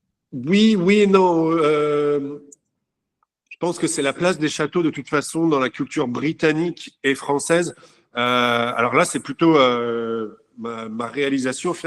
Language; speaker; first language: French; native; French